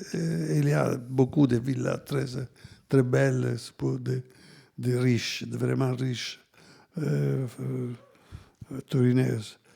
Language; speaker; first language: French; non-native, fluent; Italian